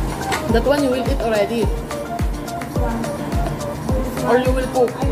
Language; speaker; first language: English; non-native, local second language; Filipino